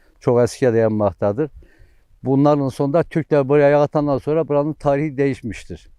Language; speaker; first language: Turkish; native; Turkish